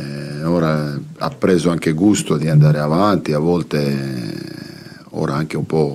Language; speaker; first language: Italian; non-native, fluent; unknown